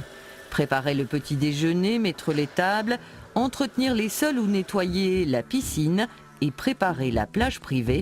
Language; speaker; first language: French; native; French